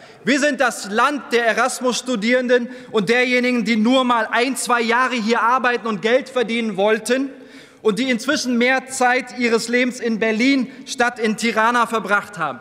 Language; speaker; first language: German; early bilingual, other home language; Turkish